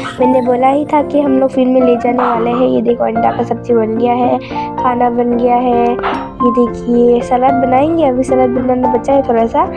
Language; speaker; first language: Hindi; non-native, local second language; Manipuri